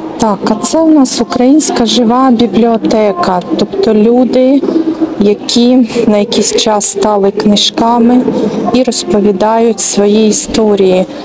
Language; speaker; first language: Ukrainian; native; Ukrainian